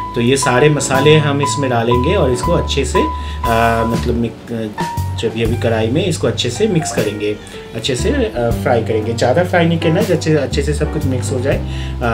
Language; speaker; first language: Hindi; non-native, local second language; Bangla